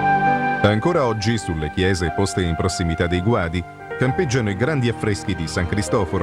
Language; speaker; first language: Italian; native; Italian